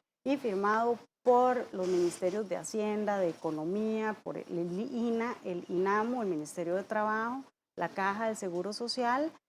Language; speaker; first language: Spanish; native; Spanish